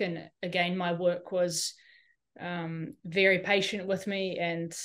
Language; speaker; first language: English; native; English